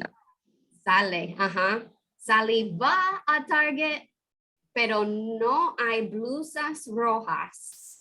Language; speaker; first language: Spanish; non-native, fluent; English